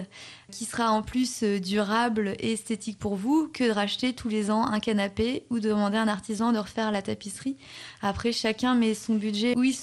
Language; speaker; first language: French; native; French